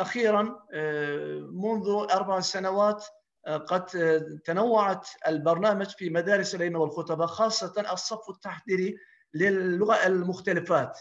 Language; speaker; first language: Arabic; non-native, fluent; Turkish